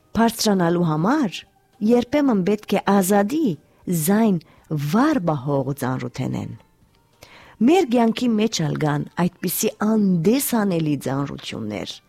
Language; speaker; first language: Armenian; early bilingual, heritage; Armenian